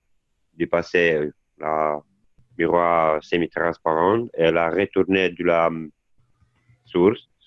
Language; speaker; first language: French; non-native, learner; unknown